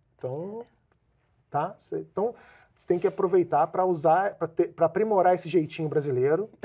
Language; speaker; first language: Portuguese; native; Portuguese